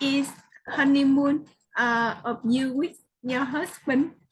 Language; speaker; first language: English; non-native, learner; Vietnamese